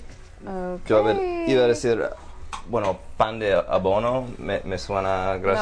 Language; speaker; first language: Spanish; non-native, fluent; English